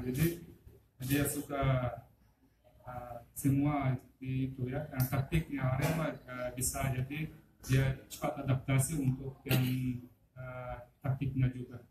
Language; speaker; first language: Indonesian; non-native, fluent; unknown